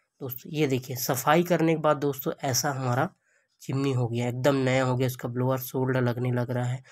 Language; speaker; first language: Hindi; native; Hindi